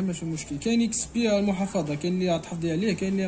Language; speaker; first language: Arabic; native; Arabic